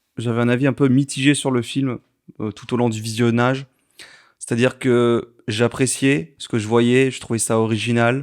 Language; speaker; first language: French; native; French